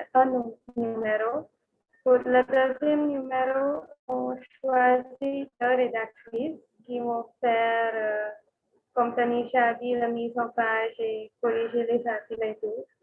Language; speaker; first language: French; non-native, learner; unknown